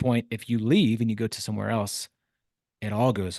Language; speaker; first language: English; native; English